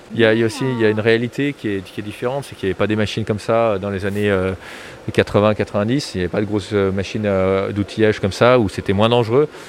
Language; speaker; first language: French; native; French